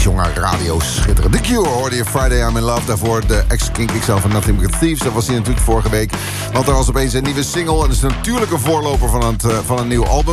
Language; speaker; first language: Dutch; native; Dutch